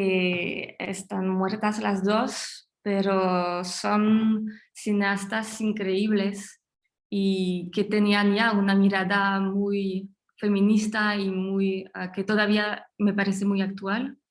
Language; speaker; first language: Spanish; non-native, fluent; French